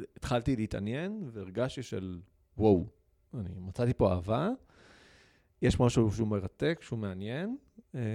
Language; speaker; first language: Hebrew; non-native, local second language; Arabic